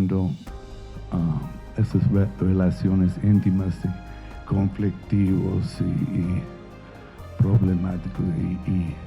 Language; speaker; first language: Spanish; non-native, fluent; English